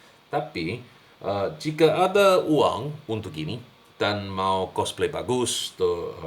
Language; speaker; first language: Indonesian; non-native, learner; English